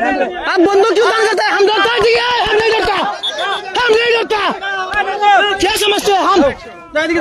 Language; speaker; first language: Hindi; non-native, learner; Bangla